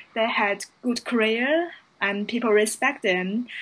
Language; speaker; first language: English; non-native, fluent; Chinese